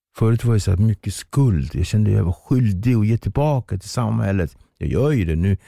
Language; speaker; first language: Swedish; early bilingual, other home language; Kabuverdianu